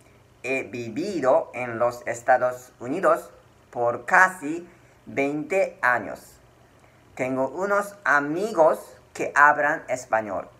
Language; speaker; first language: Spanish; non-native, learner; Japanese